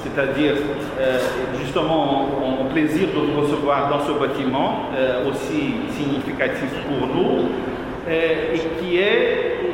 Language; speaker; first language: French; non-native, fluent; Portuguese